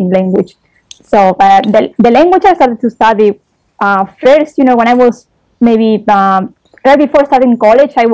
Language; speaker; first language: English; non-native, fluent; Spanish